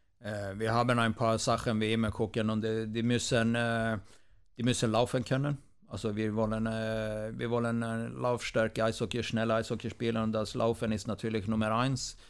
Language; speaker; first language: German; non-native, fluent; Swedish